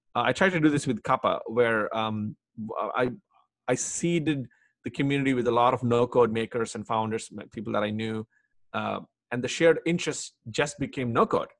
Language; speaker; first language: English; non-native, local second language; Telugu